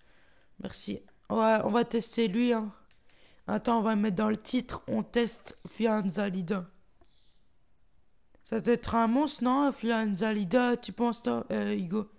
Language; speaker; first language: French; native; French